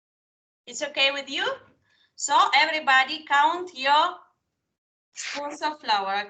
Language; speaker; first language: English; non-native, fluent; Spanish